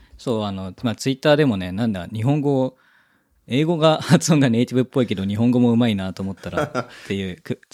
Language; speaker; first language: Japanese; native; Japanese